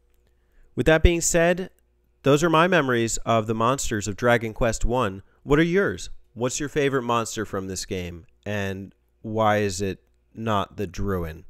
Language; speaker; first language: English; native; English